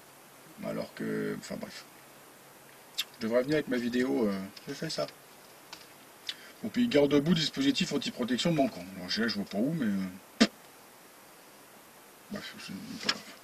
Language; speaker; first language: French; native; French